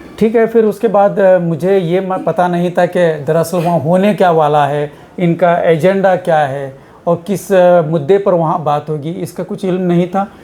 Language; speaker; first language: Hindi; non-native, local second language; Urdu